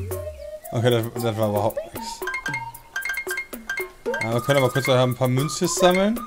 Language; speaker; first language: German; native; German